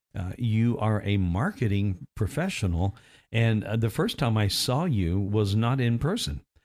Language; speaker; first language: English; native; English